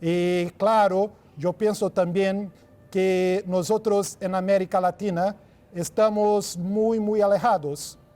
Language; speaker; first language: Spanish; non-native, fluent; Portuguese